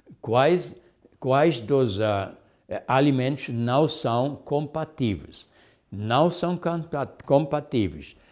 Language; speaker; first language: Portuguese; non-native, fluent; Spanish